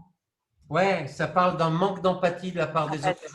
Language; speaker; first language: French; native; French